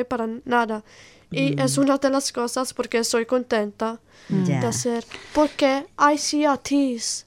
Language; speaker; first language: Spanish; non-native, learner; Italian